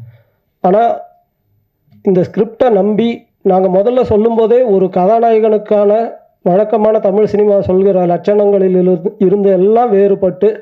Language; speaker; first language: Tamil; native; Tamil